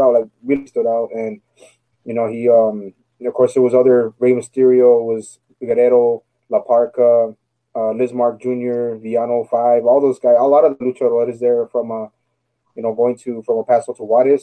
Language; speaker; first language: English; native; English